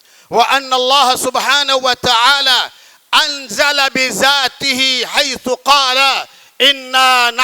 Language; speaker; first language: Arabic; non-native, fluent; Urdu